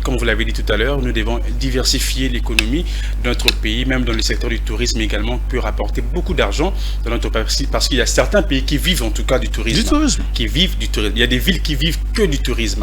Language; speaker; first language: French; non-native, local second language; Lingala